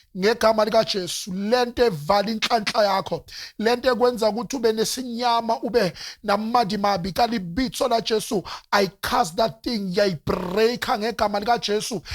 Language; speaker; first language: Zulu; non-native, local second language; Northern Sotho